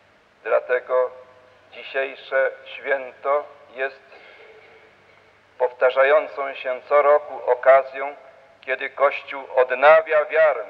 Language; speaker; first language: Polish; native; Polish